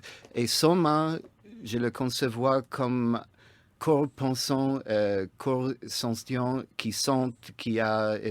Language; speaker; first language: French; non-native, fluent; English